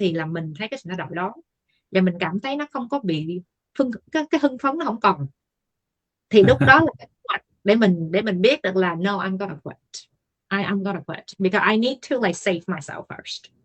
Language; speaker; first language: Vietnamese; native; Vietnamese